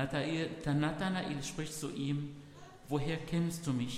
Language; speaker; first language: German; non-native, fluent; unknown